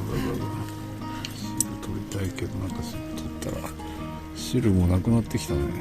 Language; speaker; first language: Japanese; native; Japanese